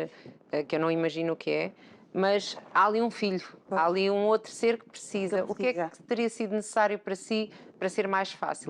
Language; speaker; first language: Portuguese; native; Portuguese